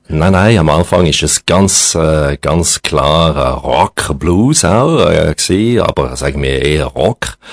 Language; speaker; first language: German; non-native, local second language; French